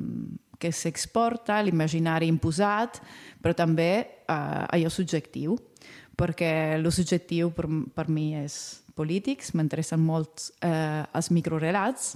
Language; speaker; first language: Catalan; non-native, fluent; Italian